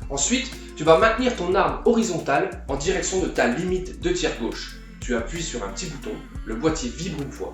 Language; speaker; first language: French; native; French